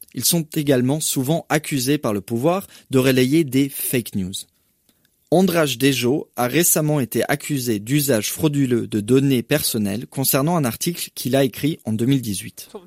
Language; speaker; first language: French; native; French